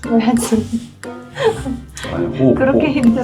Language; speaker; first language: Korean; non-native, learner; Vietnamese